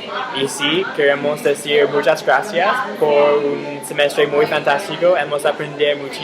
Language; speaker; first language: Spanish; non-native, fluent; English